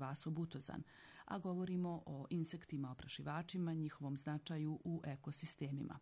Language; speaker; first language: Serbian; native; Serbian